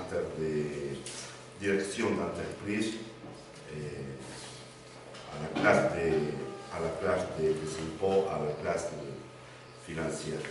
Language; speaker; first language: French; non-native, learner; Spanish